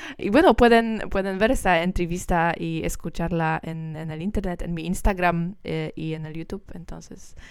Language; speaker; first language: Spanish; non-native, learner; Polish